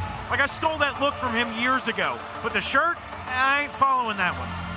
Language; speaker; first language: English; native; English